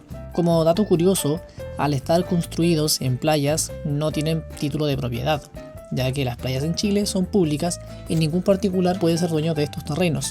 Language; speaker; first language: Spanish; native; Spanish